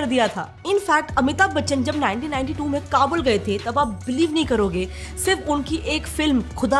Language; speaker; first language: Hindi; native; Hindi